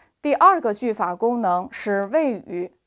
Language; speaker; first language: Chinese; native; Chinese